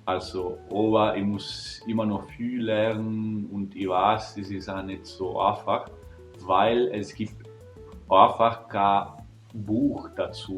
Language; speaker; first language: German; non-native, fluent; Italian